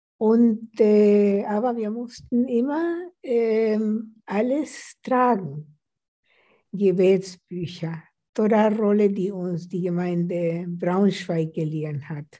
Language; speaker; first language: German; non-native, fluent; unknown